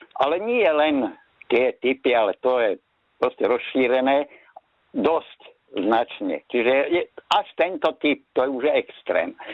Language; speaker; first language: Slovak; native; Slovak